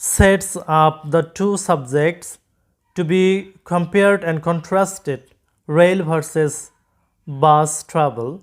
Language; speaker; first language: English; non-native, local second language; Bangla